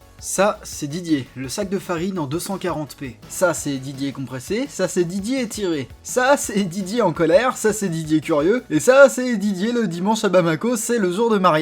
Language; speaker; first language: French; native; French